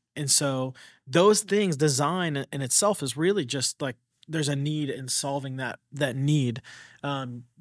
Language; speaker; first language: English; native; English